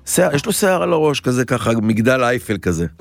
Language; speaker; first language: Hebrew; native; Hebrew